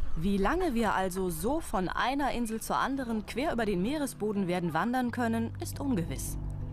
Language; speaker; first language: German; native; German